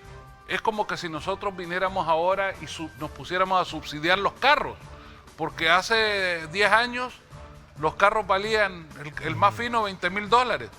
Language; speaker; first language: Spanish; native; Spanish